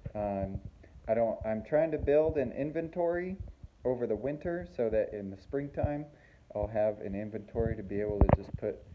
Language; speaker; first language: English; native; English